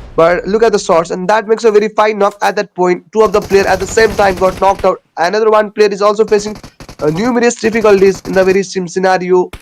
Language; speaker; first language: English; non-native, local second language; Nepali